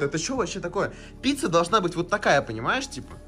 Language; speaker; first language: Russian; native; Russian